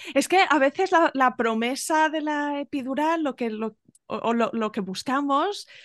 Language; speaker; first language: Spanish; native; Spanish